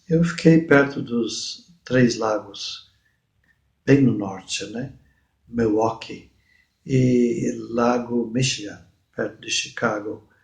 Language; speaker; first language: Portuguese; native; Portuguese